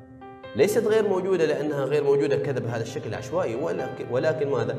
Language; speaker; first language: Arabic; native; Arabic